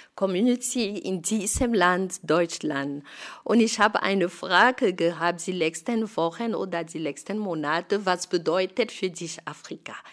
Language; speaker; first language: German; non-native, fluent; French